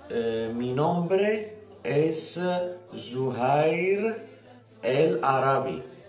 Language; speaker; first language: Spanish; non-native, fluent; Arabic